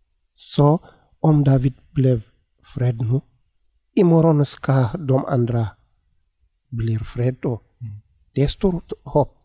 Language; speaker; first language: Swedish; non-native, learner; Tigrinya